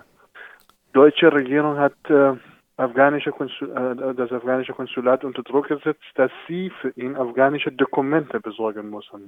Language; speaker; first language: German; non-native, fluent; Persian